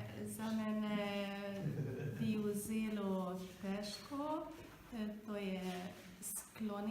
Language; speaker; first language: Slovenian; non-native, learner; Hungarian